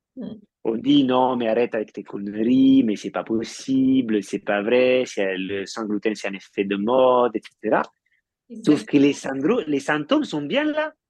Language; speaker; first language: French; non-native, fluent; Italian